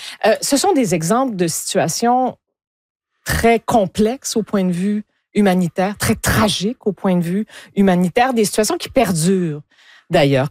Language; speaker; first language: French; native; French